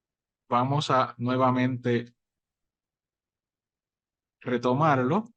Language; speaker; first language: Spanish; native; Spanish